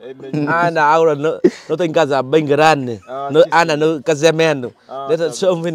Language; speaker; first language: Portuguese; non-native, learner; Vietnamese